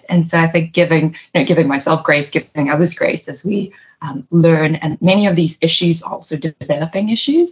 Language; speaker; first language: English; native; English